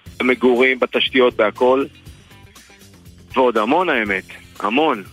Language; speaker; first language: Hebrew; native; Hebrew